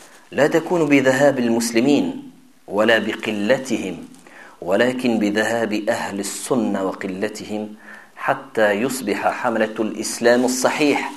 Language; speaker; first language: Arabic; non-native, fluent; French